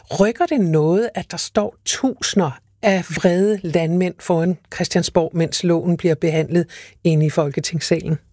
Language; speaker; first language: Danish; native; Danish